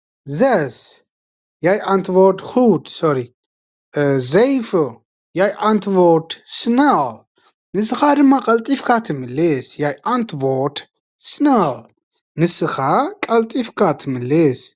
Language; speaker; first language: Dutch; non-native, fluent; Tigrinya